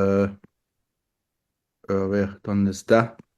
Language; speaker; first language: Spanish; non-native, fluent; German